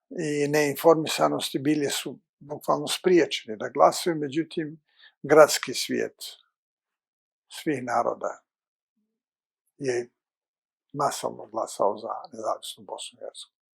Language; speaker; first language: Bosnian; native; Bosnian